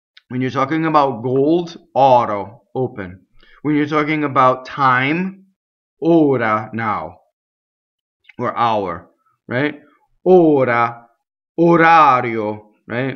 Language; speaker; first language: English; native; English